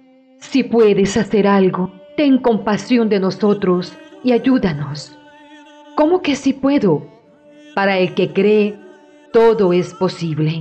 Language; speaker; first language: Spanish; native; Spanish